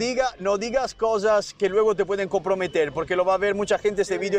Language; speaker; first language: Spanish; non-native, fluent; Italian